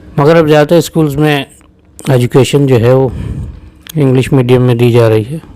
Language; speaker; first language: Hindi; native; Hindi